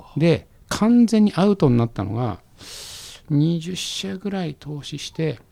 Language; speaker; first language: Japanese; native; Japanese